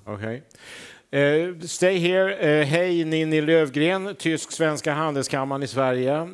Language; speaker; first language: Swedish; native; Swedish